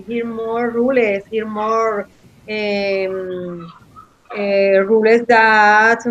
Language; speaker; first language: English; non-native, learner; Spanish